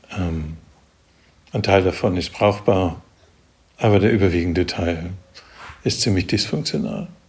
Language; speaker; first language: German; native; German